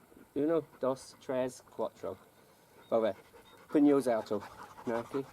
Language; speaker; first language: Spanish; non-native, learner; English